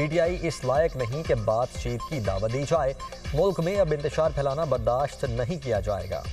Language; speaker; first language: Urdu; native; Urdu